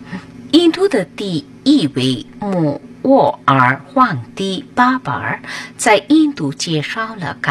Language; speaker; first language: Chinese; non-native, fluent; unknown